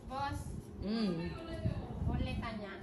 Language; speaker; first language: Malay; non-native, learner; Indonesian